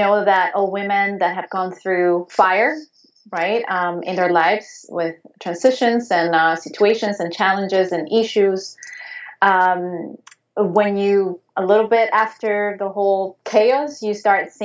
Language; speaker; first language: English; non-native, fluent; Spanish